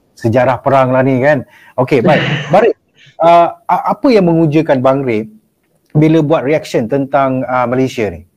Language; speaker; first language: Malay; native; Malay